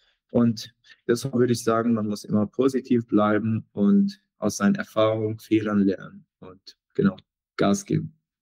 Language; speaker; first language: German; non-native, fluent; Arabic